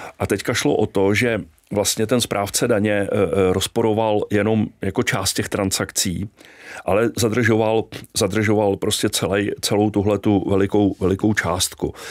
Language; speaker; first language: Czech; native; Czech